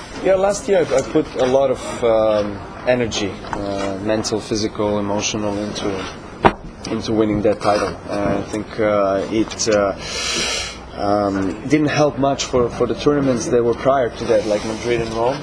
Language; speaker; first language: English; non-native, fluent; Serbian